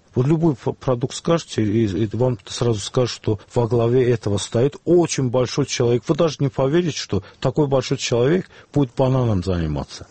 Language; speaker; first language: Russian; non-native, local second language; Azerbaijani